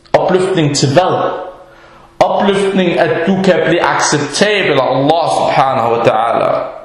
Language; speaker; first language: Danish; early bilingual, other home language; Arabic